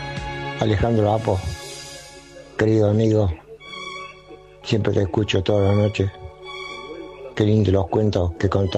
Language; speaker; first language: Spanish; native; Spanish